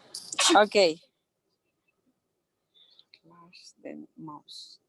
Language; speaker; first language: English; non-native, learner; Spanish